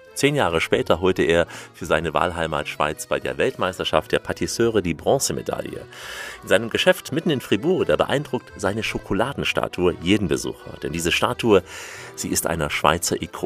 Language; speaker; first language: German; native; German